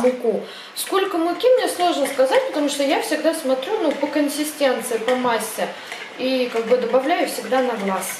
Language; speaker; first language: Russian; native; Russian